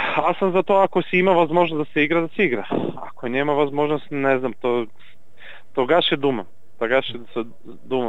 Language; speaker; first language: Bulgarian; non-native, learner; Serbian